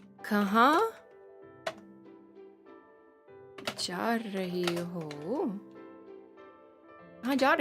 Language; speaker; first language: Hindi; non-native, learner; English